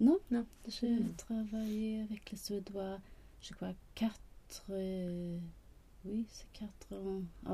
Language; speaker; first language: French; non-native, learner; Swedish